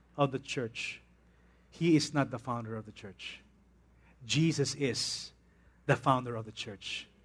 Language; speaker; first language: English; non-native, local second language; Filipino